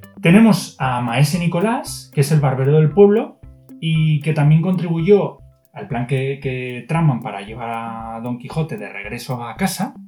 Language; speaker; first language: Spanish; native; Spanish